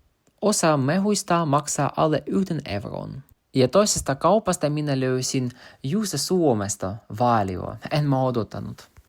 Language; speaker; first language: Finnish; non-native, learner; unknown